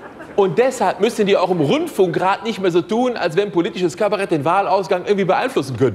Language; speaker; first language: German; native; German